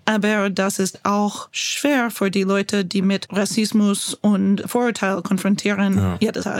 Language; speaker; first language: German; non-native, learner; English